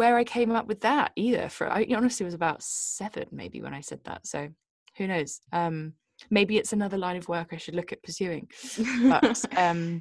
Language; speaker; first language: English; native; English